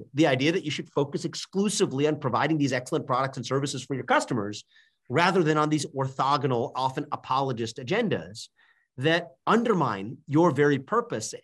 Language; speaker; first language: English; native; English